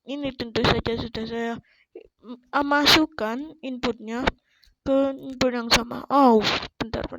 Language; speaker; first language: Indonesian; native; Indonesian